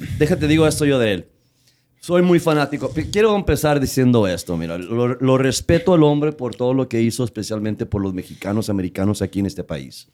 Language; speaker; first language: Spanish; native; Spanish